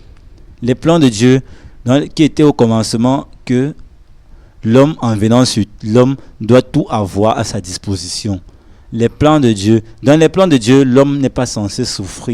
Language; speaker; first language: French; non-native, local second language; Lingala